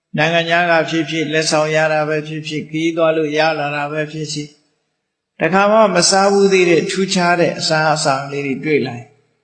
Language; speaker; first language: Burmese; native; Burmese